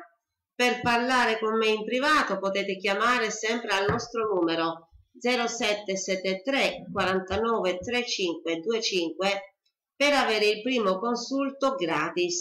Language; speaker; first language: Italian; native; Italian